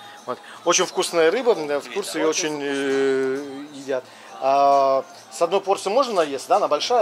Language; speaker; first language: Russian; native; Russian